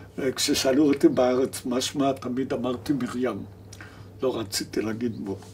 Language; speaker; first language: Hebrew; early bilingual, other home language; German